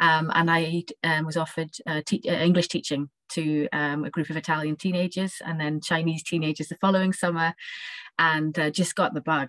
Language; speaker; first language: English; native; English